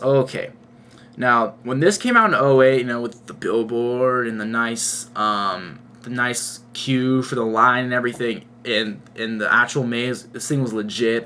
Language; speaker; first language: English; native; English